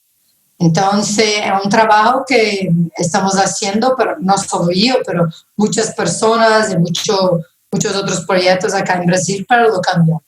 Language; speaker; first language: Spanish; non-native, fluent; Portuguese